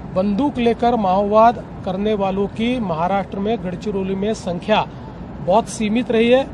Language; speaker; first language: Hindi; non-native, local second language; Marathi